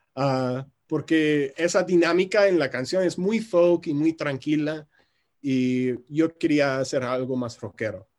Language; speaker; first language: Spanish; non-native, fluent; English